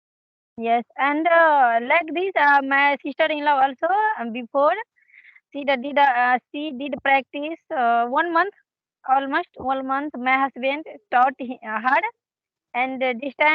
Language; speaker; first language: English; non-native, learner; Hindi